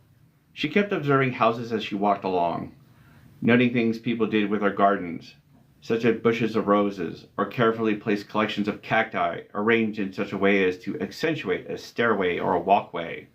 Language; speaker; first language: English; native; English